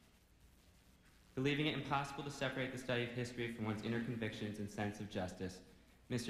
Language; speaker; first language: English; native; English